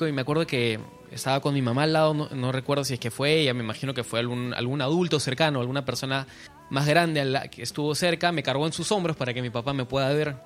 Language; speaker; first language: Spanish; native; Spanish